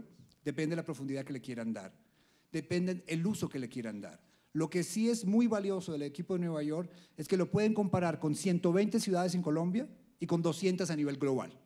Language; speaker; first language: Spanish; native; Spanish